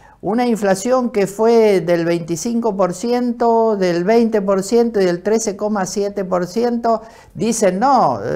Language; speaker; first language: Spanish; native; Spanish